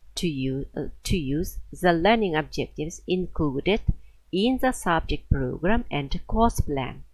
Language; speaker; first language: English; non-native, fluent; Kazakh